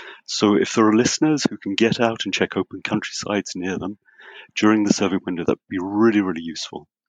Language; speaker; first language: English; native; English